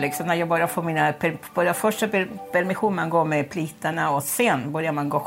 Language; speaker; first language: Swedish; non-native, fluent; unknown